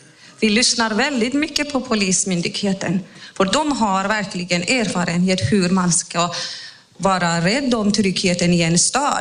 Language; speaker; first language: Swedish; non-native, fluent; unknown